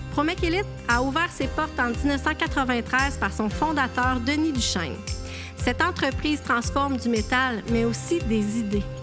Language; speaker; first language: French; native; French